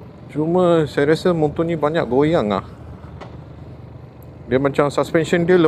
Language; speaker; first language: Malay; non-native, local second language; Tamil